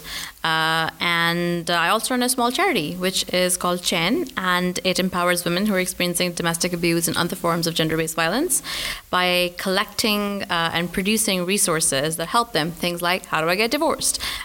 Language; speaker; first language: English; non-native, local second language; Urdu